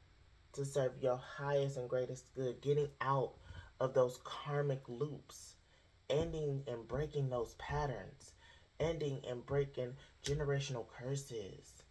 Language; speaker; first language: English; native; English